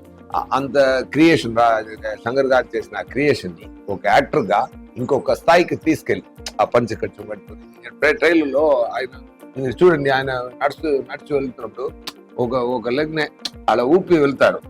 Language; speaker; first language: Telugu; non-native, fluent; Tamil